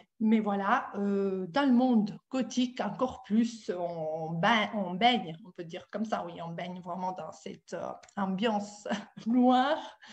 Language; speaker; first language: French; non-native, fluent; Italian